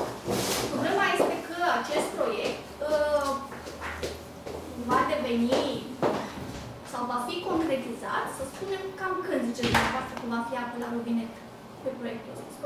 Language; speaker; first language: Romanian; native; Romanian